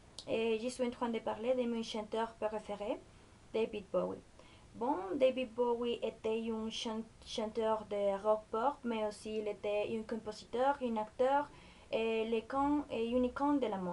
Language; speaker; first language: French; non-native, learner; Spanish